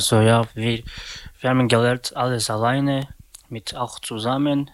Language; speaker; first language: German; non-native, learner; Slovak